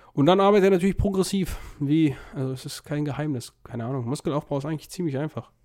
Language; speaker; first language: German; early bilingual, other home language; Russian